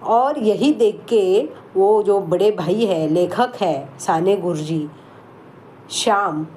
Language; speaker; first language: Hindi; non-native, local second language; Marathi